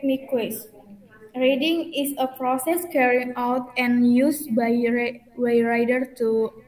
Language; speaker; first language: English; non-native, learner; Indonesian